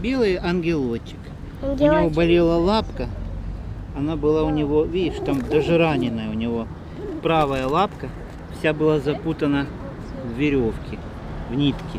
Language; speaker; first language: Russian; native; Russian